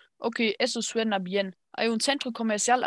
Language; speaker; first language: Spanish; non-native, learner; German